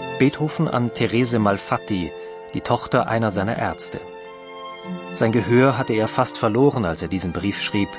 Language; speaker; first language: German; native; German